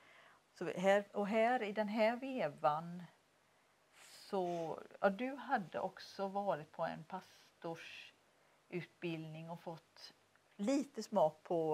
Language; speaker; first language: Swedish; native; Swedish